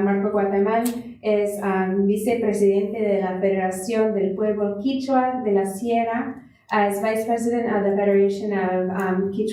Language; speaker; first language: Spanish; non-native, fluent; English